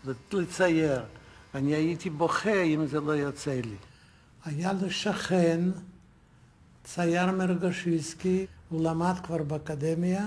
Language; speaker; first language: Hebrew; non-native, fluent; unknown